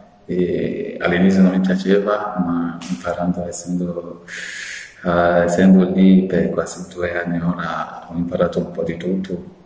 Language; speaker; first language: Italian; non-native, fluent; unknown